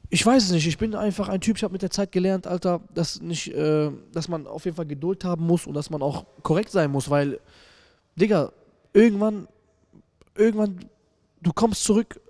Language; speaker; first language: German; native; German